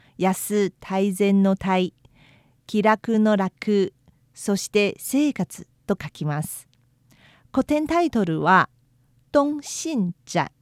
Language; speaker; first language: Japanese; non-native, fluent; Chinese